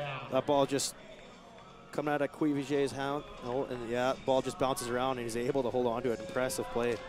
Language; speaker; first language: English; early bilingual, other home language; French